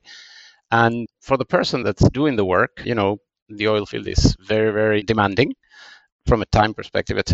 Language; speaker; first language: English; non-native, fluent; Spanish